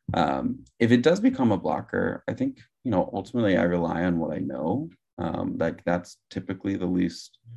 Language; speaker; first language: English; native; English